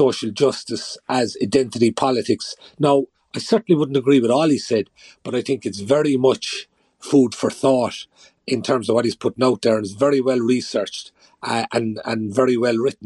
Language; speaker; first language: English; native; English